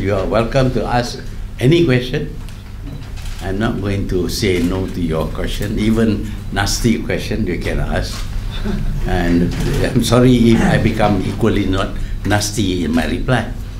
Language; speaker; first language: English; non-native, local second language; Malay